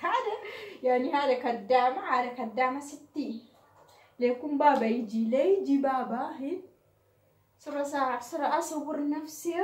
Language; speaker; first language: Arabic; non-native, learner; Oromo